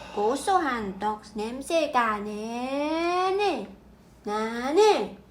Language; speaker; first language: Korean; non-native, learner; Vietnamese